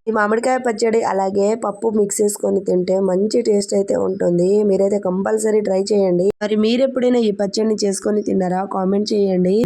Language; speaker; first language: Telugu; non-native, local second language; Lambadi